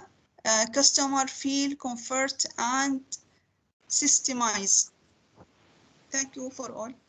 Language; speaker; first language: English; non-native, learner; Arabic